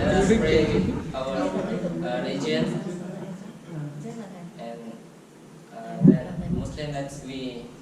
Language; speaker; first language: English; non-native, learner; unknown